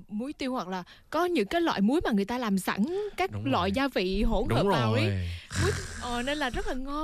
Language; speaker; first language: Vietnamese; native; Vietnamese